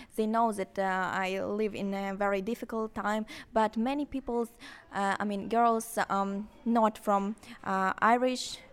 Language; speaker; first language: English; non-native, learner; Ukrainian